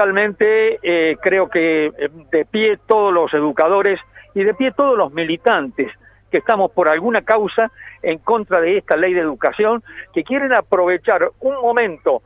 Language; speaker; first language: Spanish; native; Spanish